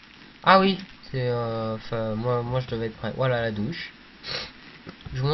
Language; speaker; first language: French; native; French